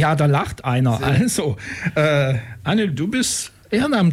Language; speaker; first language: German; native; German